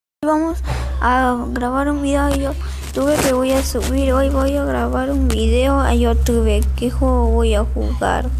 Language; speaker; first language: Spanish; native; Spanish